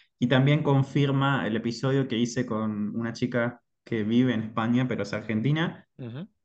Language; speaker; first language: Spanish; native; Spanish